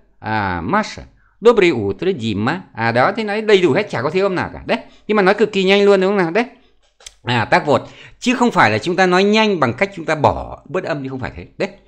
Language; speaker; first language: Vietnamese; native; Vietnamese